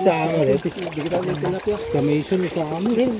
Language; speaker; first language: Filipino; non-native, local second language; Iloko